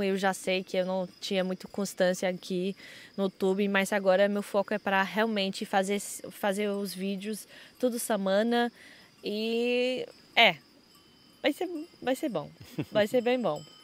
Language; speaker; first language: Portuguese; non-native, fluent; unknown